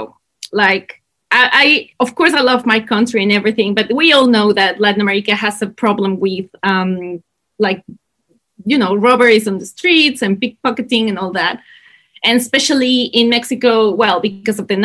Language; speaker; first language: English; non-native, fluent; Spanish